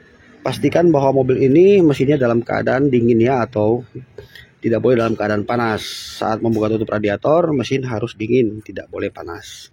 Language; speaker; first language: Indonesian; native; Indonesian